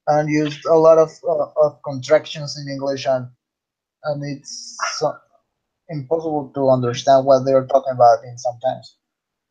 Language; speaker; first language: English; non-native, learner; Spanish